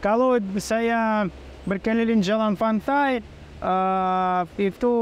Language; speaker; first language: Indonesian; non-native, learner; Russian